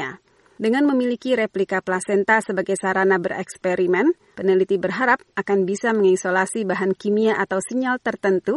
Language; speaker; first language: Indonesian; native; Indonesian